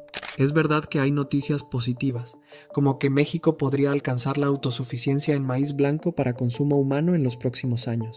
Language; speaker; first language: Spanish; native; Spanish